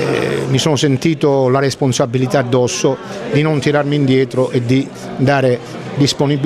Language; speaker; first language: Italian; native; Italian